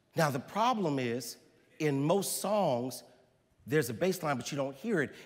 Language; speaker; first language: English; native; English